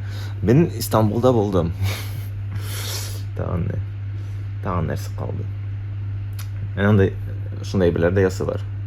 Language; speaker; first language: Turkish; non-native, learner; Tatar